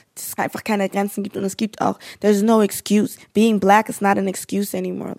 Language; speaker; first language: German; native; German